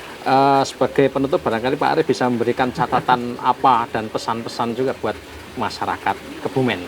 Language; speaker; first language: Indonesian; native; Indonesian